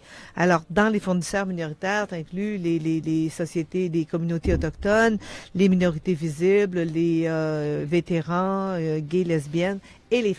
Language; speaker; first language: French; native; French